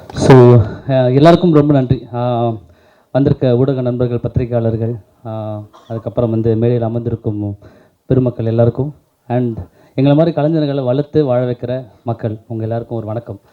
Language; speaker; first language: Tamil; native; Tamil